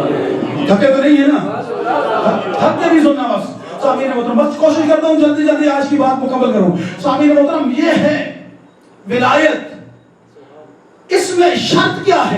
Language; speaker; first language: Urdu; native; Urdu